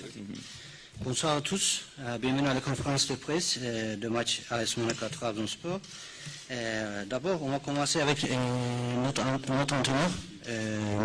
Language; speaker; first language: French; non-native, fluent; Turkish